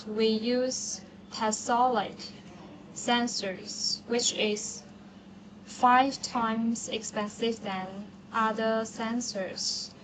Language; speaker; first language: English; non-native, learner; Chinese